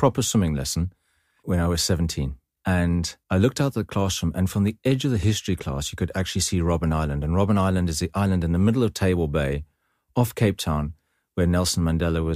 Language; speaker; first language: English; native; English